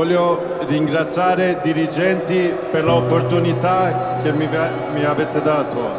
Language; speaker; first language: Italian; non-native, fluent; Swedish